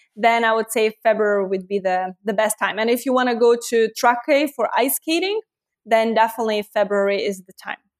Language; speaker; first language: English; non-native, fluent; Lithuanian